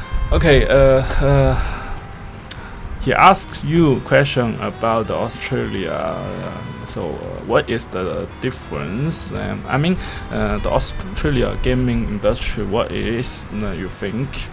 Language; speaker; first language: English; non-native, learner; Chinese